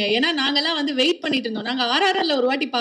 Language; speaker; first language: Tamil; native; Tamil